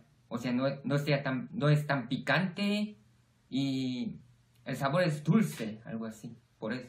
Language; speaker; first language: Spanish; non-native, fluent; Korean